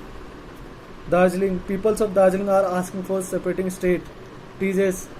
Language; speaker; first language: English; non-native, local second language; Hindi